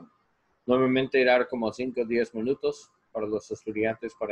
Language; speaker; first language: Spanish; non-native, learner; English